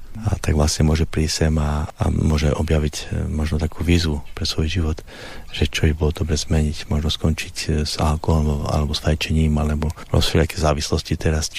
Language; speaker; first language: Slovak; native; Slovak